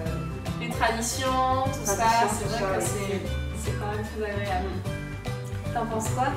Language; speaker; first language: French; native; French